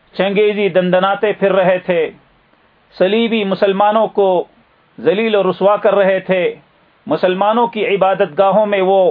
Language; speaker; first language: Urdu; native; Urdu